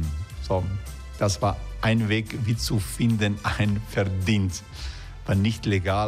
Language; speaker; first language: German; non-native, fluent; Croatian